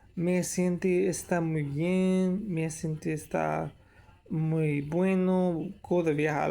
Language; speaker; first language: Spanish; early bilingual, other home language; English